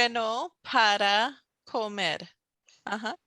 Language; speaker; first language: Spanish; non-native, fluent; English